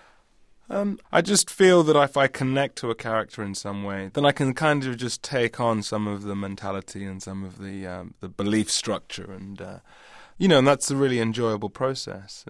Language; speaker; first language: English; native; English